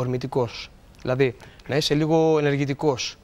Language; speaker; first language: Greek; native; Greek